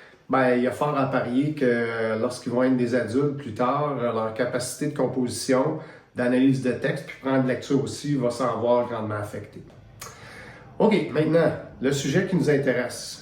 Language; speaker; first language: French; native; French